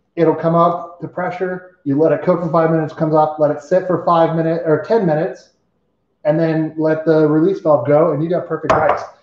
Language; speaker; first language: English; native; English